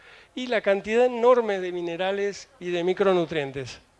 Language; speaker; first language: Spanish; native; Spanish